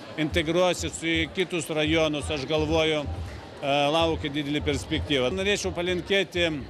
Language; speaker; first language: Lithuanian; non-native, fluent; Russian